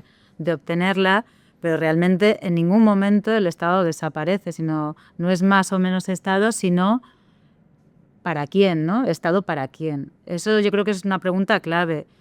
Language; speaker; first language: Spanish; native; Spanish